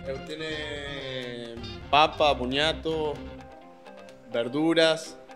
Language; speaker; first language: Portuguese; non-native, learner; Spanish